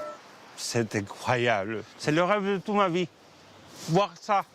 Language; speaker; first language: French; non-native, fluent; Spanish